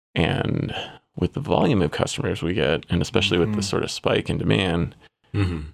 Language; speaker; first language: English; native; English